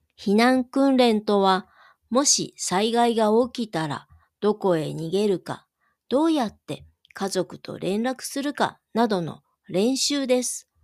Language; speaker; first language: Japanese; native; Japanese